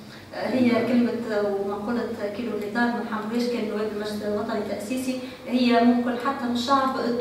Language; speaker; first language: Arabic; native; Arabic